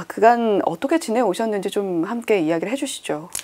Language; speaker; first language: Korean; native; Korean